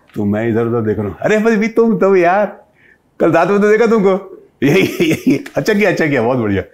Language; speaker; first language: Hindi; native; Hindi